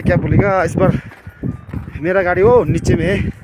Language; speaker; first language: Hindi; non-native, local second language; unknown